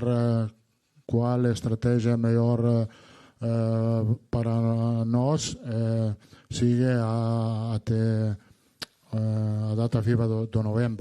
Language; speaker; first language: Spanish; non-native, fluent; Italian